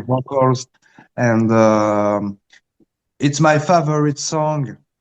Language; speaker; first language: English; early bilingual, heritage; Spanish